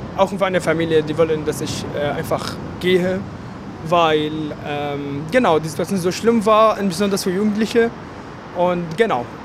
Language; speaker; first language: German; non-native, fluent; Arabic